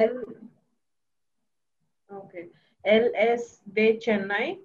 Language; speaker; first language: Spanish; non-native, learner; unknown